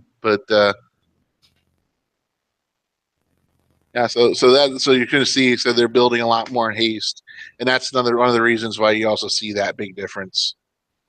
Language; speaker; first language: English; native; English